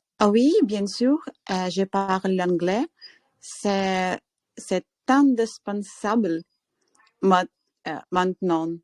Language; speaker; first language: French; non-native, learner; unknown